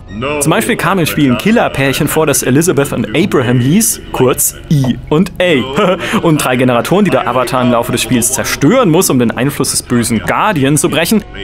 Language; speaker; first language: German; native; German